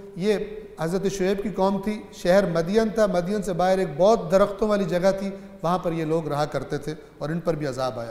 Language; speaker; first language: Urdu; non-native, local second language; Punjabi